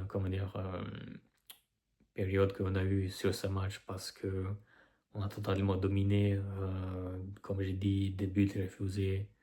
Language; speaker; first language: French; non-native, fluent; Albanian